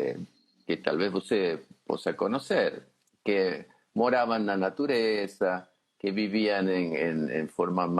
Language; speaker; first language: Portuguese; non-native, fluent; Spanish